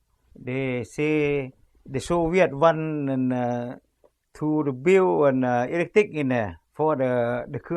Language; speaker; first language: English; non-native, learner; Lao